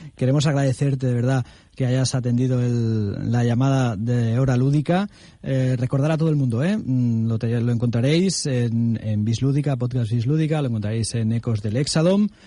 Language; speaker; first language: Spanish; non-native, local second language; Catalan